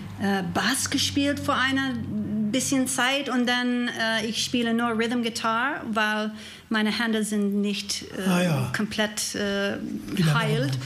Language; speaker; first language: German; non-native, learner; English